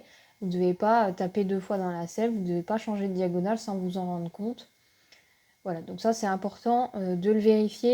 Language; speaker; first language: French; native; French